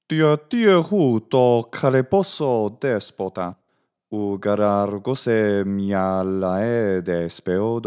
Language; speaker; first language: Greek; non-native, fluent; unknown